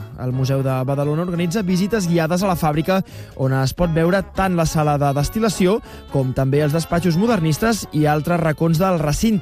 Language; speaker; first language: Catalan; native; Catalan